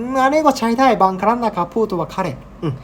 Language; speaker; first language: Thai; non-native, learner; Japanese